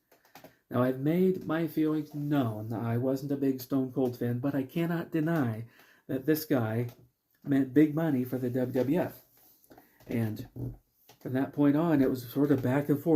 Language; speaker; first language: English; native; English